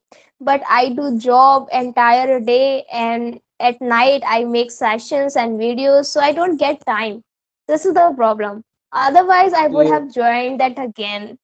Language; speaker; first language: English; non-native, local second language; Hindi